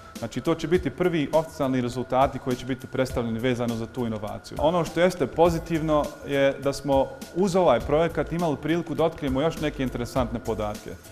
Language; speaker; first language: Bosnian; early bilingual, heritage; Bosnian